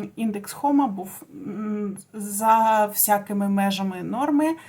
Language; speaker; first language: Ukrainian; non-native, local second language; Russian